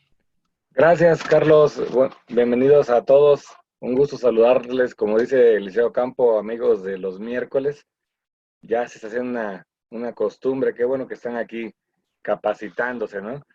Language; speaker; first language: Spanish; native; Spanish